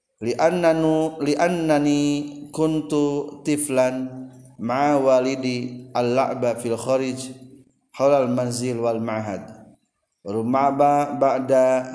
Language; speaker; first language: Arabic; non-native, fluent; Indonesian